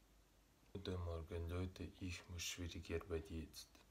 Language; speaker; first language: German; non-native, learner; Russian